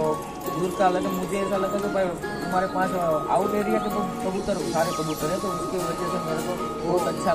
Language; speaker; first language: Hindi; non-native, local second language; Gujarati